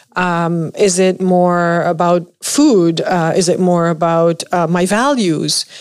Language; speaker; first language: English; non-native, fluent; Arabic